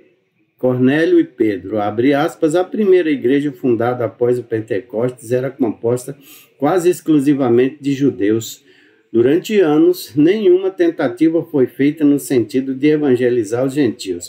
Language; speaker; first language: Portuguese; native; Portuguese